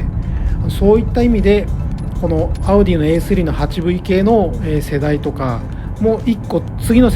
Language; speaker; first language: Japanese; native; Japanese